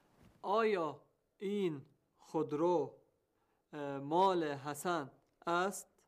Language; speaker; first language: Persian; non-native, learner; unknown